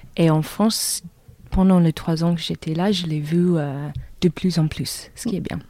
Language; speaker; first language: French; non-native, fluent; English